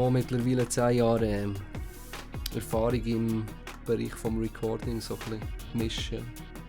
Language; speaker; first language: German; native; German